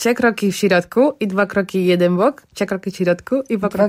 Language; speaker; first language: Polish; non-native, learner; Spanish